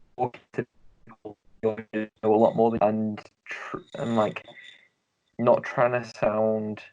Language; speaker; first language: English; native; English